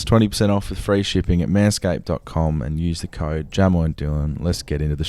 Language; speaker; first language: English; native; English